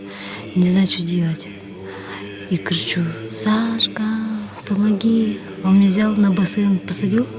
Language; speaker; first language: Russian; native; Russian